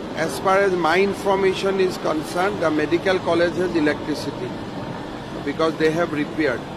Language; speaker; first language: English; non-native, local second language; Assamese